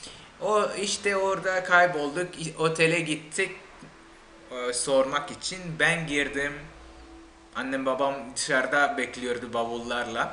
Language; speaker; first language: Turkish; non-native, fluent; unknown